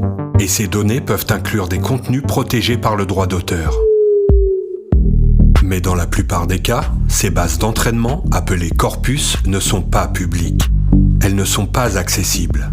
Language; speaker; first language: French; native; French